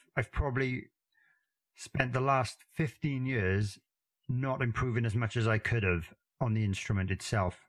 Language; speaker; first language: English; native; English